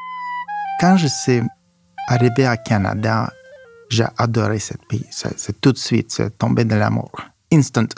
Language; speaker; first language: French; non-native, fluent; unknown